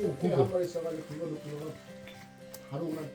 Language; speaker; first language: Korean; native; Korean